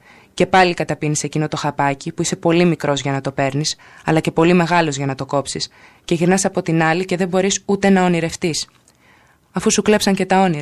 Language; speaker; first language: Greek; native; Greek